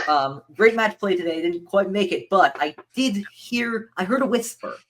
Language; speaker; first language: English; native; English